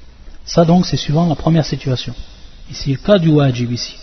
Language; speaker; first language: French; native; French